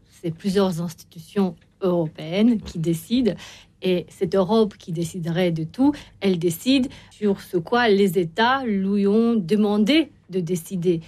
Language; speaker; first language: French; non-native, fluent; Romanian